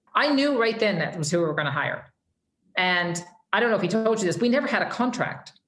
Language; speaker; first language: English; native; English